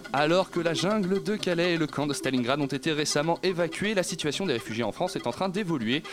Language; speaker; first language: French; native; French